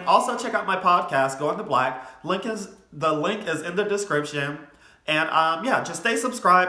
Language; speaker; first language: English; native; English